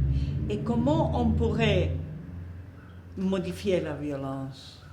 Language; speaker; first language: French; non-native, fluent; Spanish